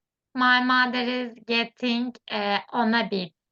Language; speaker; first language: English; non-native, learner; Turkish